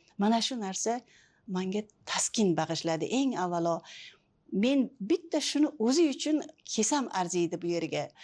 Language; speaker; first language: Uzbek; early bilingual, heritage; Uzbek